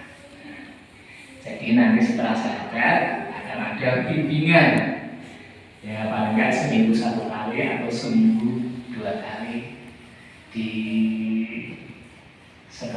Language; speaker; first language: Indonesian; non-native, local second language; Javanese